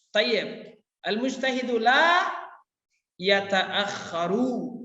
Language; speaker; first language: Arabic; non-native, fluent; Indonesian